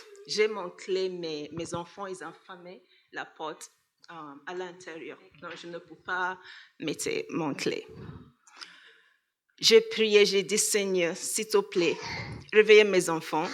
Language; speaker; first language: French; non-native, learner; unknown